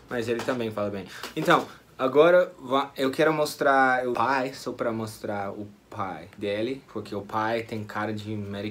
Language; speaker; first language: Portuguese; non-native, fluent; English